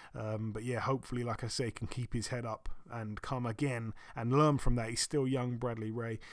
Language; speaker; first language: English; native; English